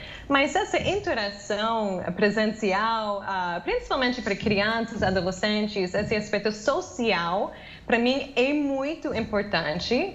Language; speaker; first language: Portuguese; non-native, fluent; English